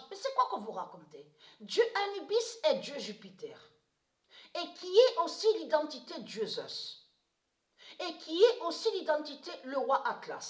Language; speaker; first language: French; native; French